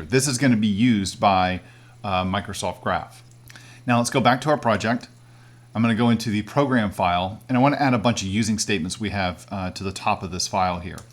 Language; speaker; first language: English; native; English